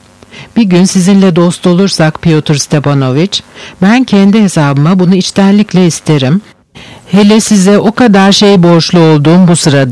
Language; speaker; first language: Turkish; native; Turkish